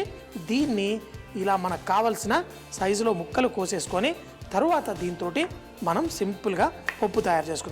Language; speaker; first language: Telugu; native; Telugu